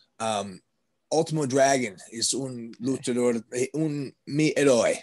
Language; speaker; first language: Spanish; non-native, learner; English